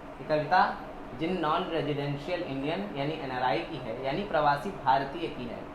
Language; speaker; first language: Hindi; native; Hindi